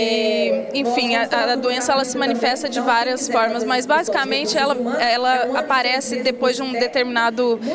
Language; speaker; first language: Portuguese; native; Portuguese